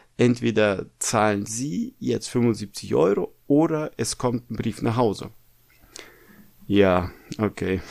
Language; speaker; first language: German; native; German